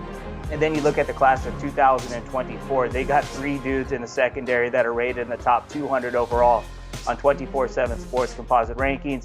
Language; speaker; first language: English; native; English